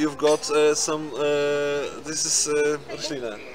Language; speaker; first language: English; non-native, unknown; Polish